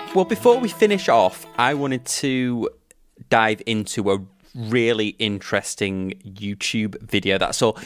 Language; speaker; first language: English; native; English